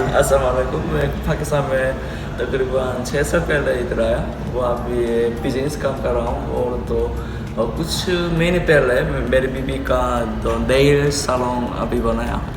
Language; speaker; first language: Urdu; non-native, learner; Korean